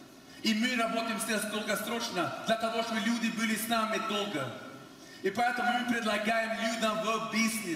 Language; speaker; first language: Russian; non-native, fluent; Swedish